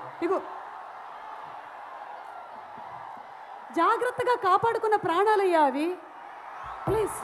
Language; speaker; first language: Telugu; native; Telugu